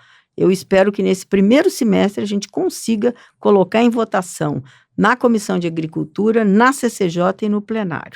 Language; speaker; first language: Portuguese; native; Portuguese